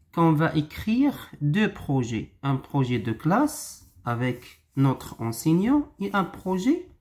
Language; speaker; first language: French; non-native, local second language; Arabic